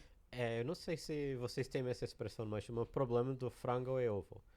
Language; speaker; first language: Portuguese; non-native, learner; English